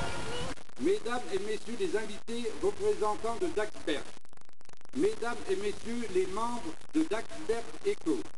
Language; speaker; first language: French; native; French